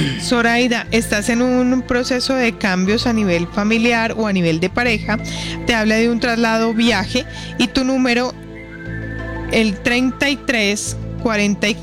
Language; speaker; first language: Spanish; native; Spanish